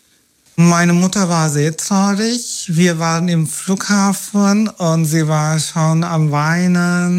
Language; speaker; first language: German; non-native, fluent; Turkish